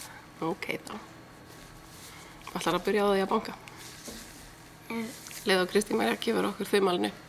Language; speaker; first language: Icelandic; native; Icelandic